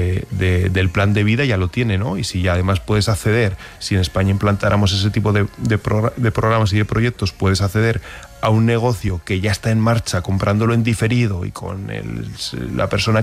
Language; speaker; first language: Spanish; native; Spanish